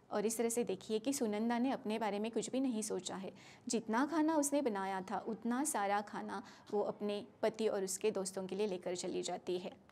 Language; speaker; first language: Hindi; non-native, local second language; Marathi